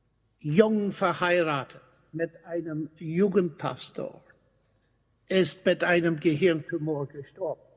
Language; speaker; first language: German; non-native, fluent; English